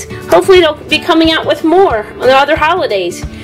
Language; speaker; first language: English; native; English